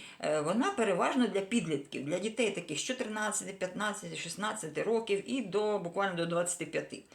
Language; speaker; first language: Ukrainian; non-native, local second language; Russian